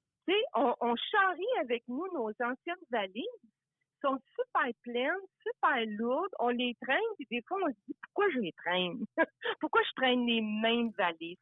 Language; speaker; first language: French; native; French